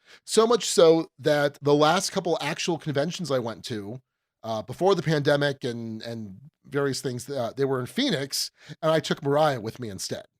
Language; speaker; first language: English; native; English